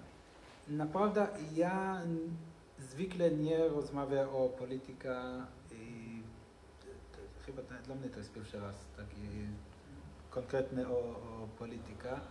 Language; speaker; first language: Polish; non-native, learner; Hebrew